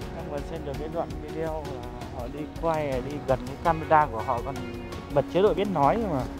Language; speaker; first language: Vietnamese; non-native, local second language; Hmong